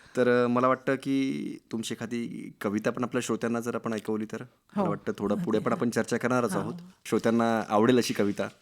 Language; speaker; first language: Marathi; native; Marathi